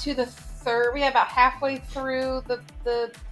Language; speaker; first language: English; native; English